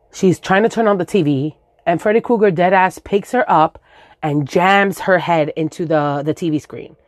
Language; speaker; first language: English; early bilingual, other home language; Spanish